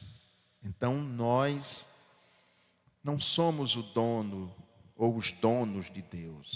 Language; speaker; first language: Portuguese; native; Portuguese